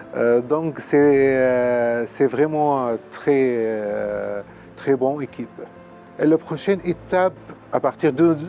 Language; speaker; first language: French; non-native, fluent; Arabic